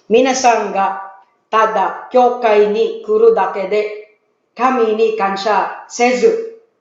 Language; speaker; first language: Japanese; non-native, learner; Filipino